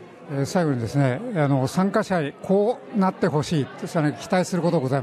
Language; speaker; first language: Japanese; native; Japanese